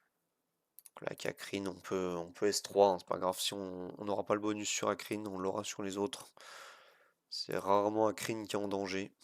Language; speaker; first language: French; native; French